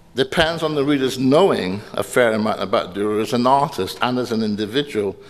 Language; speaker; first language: English; native; English